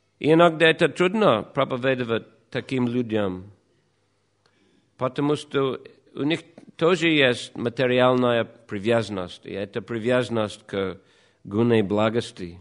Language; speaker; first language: Russian; non-native, fluent; English